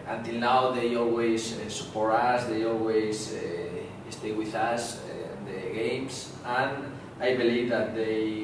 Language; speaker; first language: English; non-native, learner; Spanish